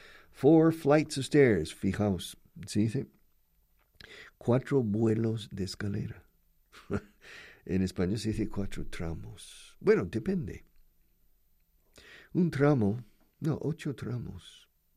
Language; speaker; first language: Spanish; non-native, fluent; English